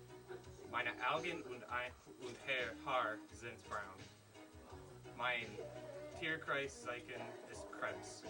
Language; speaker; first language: German; non-native, learner; English